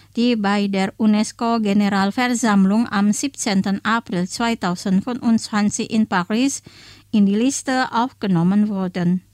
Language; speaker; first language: German; non-native, fluent; Indonesian